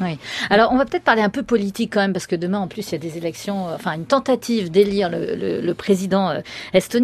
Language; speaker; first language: French; native; French